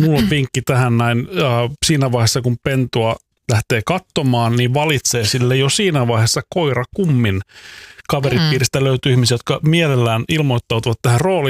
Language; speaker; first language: Finnish; native; Finnish